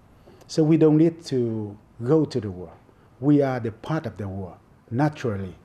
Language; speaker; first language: English; non-native, fluent; Vietnamese